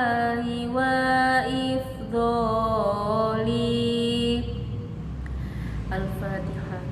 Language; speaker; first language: Arabic; non-native, fluent; Indonesian